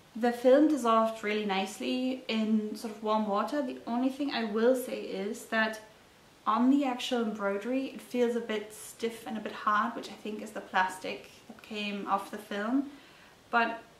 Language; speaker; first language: English; non-native, fluent; German